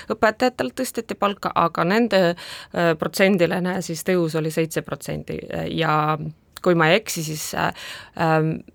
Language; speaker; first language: Estonian; non-native, local second language; Russian